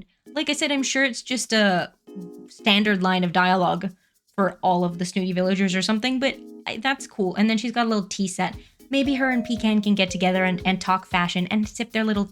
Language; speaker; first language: English; native; English